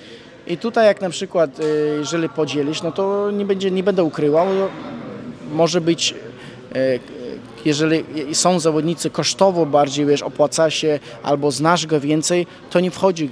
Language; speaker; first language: Polish; non-native, fluent; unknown